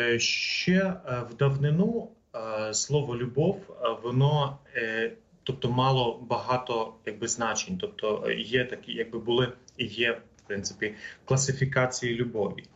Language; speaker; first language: Ukrainian; native; Ukrainian